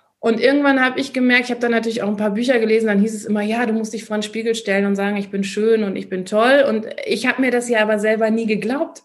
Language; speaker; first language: German; native; German